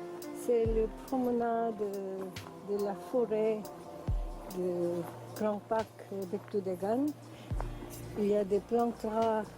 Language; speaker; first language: French; non-native, learner; Korean